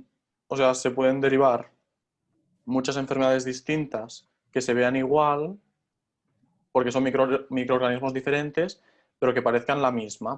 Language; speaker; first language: Spanish; native; Spanish